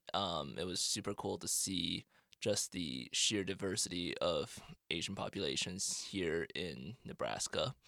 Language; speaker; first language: English; non-native, fluent; Chinese